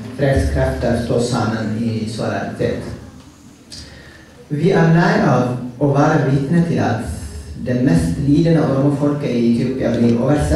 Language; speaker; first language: Norwegian; non-native, fluent; Oromo